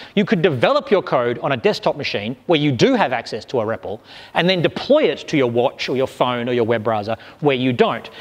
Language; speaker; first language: English; native; English